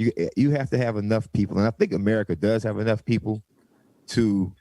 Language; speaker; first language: English; native; English